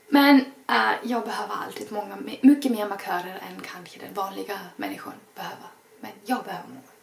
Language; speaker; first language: Swedish; non-native, fluent; German